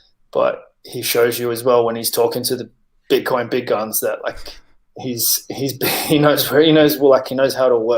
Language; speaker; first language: English; native; English